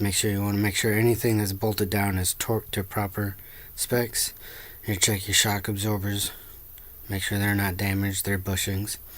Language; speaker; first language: English; native; English